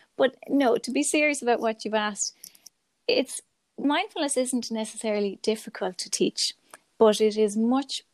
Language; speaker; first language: English; native; English